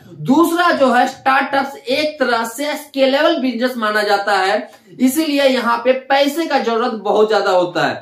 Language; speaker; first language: Hindi; native; Hindi